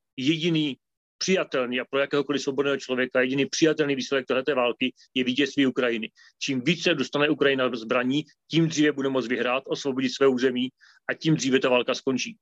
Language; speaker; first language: Czech; native; Czech